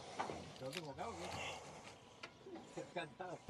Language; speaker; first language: Spanish; native; Spanish